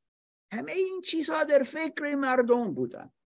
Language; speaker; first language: Persian; non-native, fluent; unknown